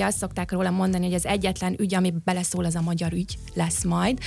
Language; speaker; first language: Hungarian; native; Hungarian